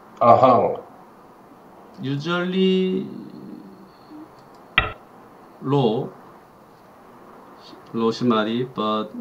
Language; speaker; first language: English; non-native, learner; Korean